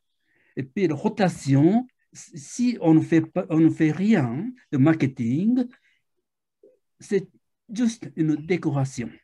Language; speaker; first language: French; non-native, fluent; Japanese